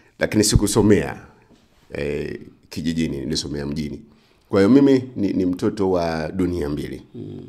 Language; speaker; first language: Swahili; native; Swahili